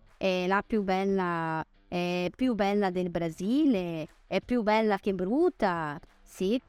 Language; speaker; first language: Italian; non-native, fluent; Portuguese